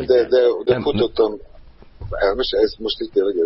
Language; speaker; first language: Hungarian; non-native, fluent; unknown